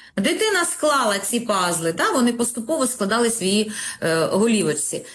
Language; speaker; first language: Ukrainian; non-native, local second language; Russian